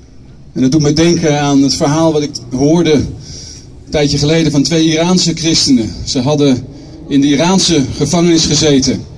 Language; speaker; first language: Dutch; native; Dutch